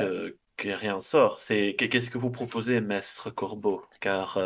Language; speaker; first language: French; non-native, fluent; Dutch